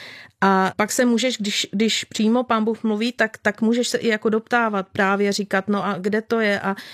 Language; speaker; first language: Czech; native; Czech